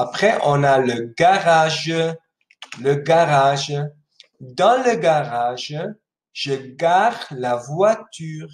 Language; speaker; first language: French; non-native, fluent; Spanish